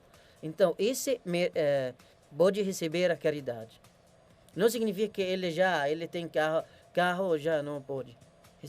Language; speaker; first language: Portuguese; non-native, learner; Arabic